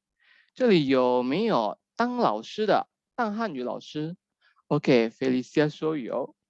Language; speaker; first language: Chinese; non-native, fluent; Indonesian